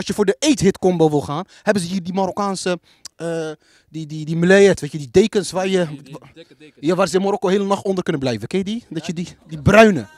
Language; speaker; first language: Dutch; early bilingual, other home language; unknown